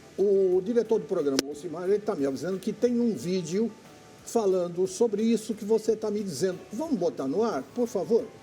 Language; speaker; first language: Portuguese; native; Portuguese